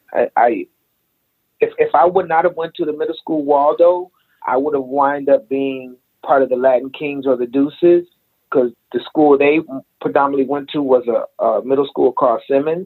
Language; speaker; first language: English; native; English